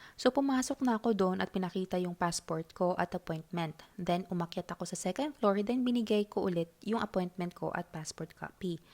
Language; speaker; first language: Filipino; native; Filipino